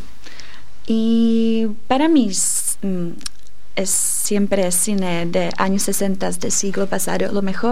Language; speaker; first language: Spanish; non-native, fluent; Czech